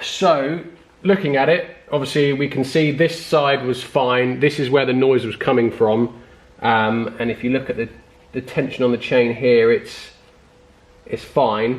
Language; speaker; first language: English; native; English